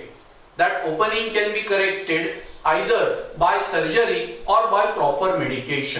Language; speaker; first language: English; non-native, local second language; Marathi